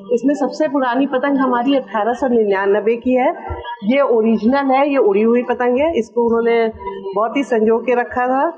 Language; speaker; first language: Hindi; native; Hindi